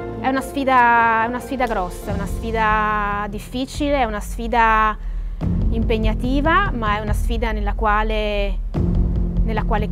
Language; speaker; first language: Italian; native; Italian